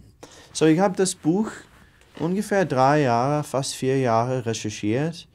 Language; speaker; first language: German; non-native, fluent; English